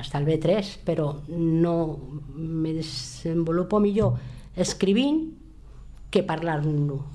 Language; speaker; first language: Catalan; non-native, local second language; Spanish